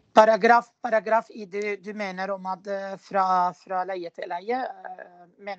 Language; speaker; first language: Norwegian; non-native, fluent; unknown